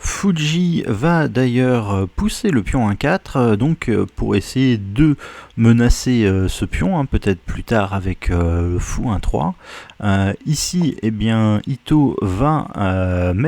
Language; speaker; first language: French; native; French